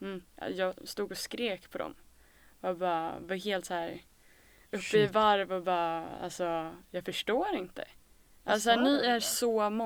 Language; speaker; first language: Swedish; native; Swedish